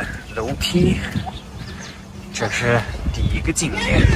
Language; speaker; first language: Chinese; non-native, fluent; German